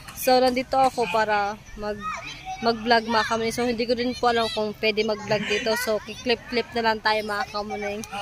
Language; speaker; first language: Filipino; native; Filipino